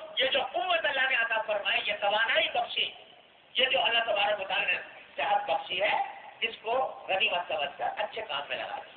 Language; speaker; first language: Urdu; non-native, local second language; Pashto